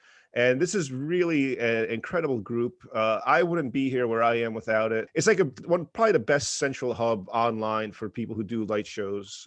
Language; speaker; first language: English; native; English